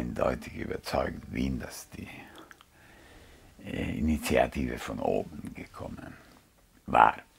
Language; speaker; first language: German; non-native, fluent; Hungarian